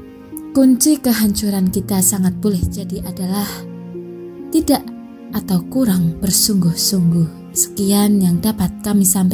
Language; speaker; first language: Indonesian; native; Indonesian